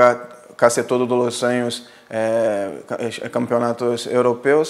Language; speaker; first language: Spanish; non-native, fluent; Portuguese